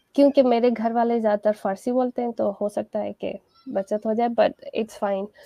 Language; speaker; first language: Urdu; non-native, fluent; Persian